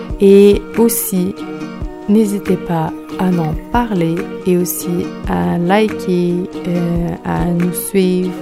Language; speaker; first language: French; native; French